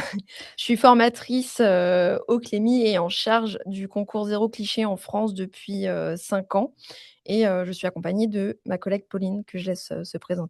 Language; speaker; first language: French; native; French